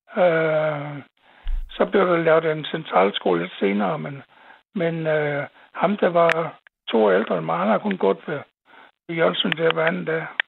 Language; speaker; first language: Danish; native; Danish